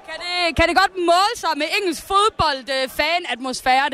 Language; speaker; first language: Danish; native; Danish